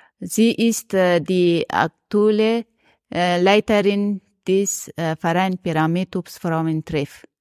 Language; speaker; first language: German; non-native, learner; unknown